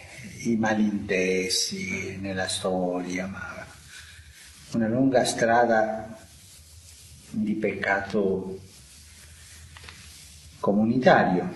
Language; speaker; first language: Italian; non-native, fluent; Spanish